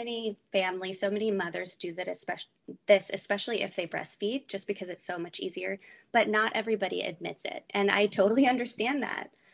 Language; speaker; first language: English; native; English